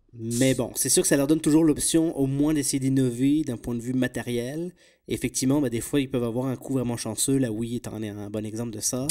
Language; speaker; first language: French; native; French